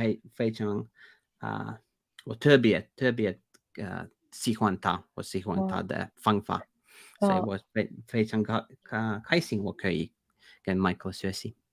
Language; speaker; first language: Chinese; non-native, learner; Finnish